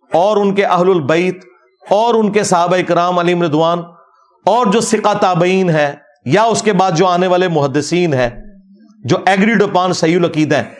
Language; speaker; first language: Urdu; non-native, local second language; Punjabi